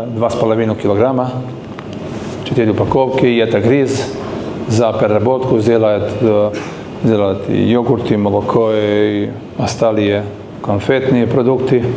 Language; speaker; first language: Russian; non-native, learner; Serbian